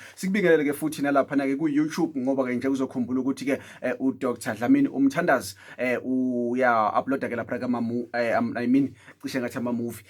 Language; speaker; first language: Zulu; native; Zulu